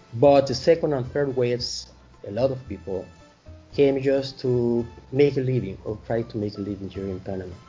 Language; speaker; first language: English; non-native, fluent; Spanish